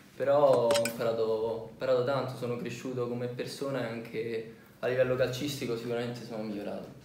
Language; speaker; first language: Italian; native; Italian